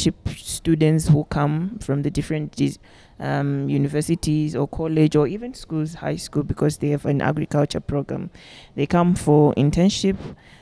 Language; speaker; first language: English; non-native, local second language; Shona